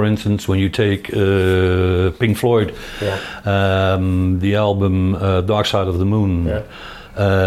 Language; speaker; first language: English; non-native, fluent; Dutch